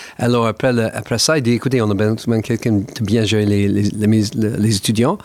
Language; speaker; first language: French; non-native, fluent; English